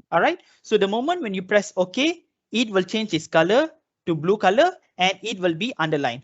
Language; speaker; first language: English; non-native, local second language; Malay